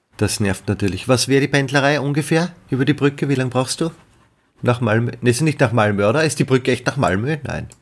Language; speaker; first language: German; native; German